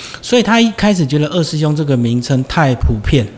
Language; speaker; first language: Chinese; native; Chinese